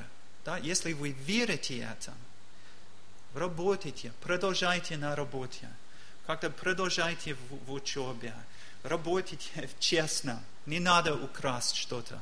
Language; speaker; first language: Russian; non-native, learner; English